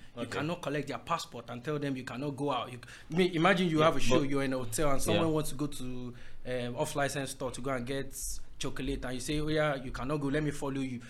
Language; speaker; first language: English; non-native, local second language; Yoruba